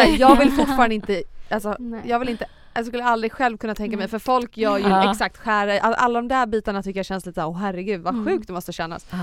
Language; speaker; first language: Swedish; native; Swedish